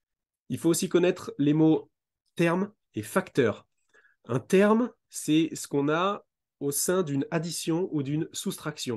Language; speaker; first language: French; native; French